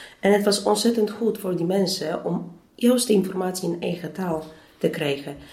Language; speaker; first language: Dutch; non-native, fluent; Polish